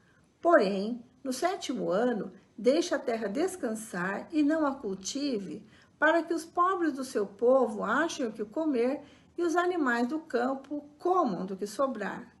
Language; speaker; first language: Portuguese; native; Portuguese